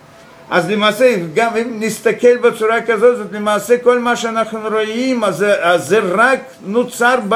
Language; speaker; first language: Hebrew; non-native, fluent; Russian